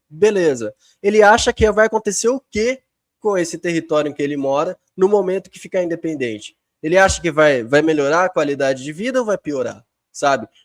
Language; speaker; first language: Portuguese; native; Portuguese